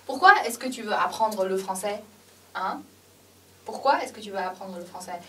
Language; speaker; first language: French; non-native, learner; Chinese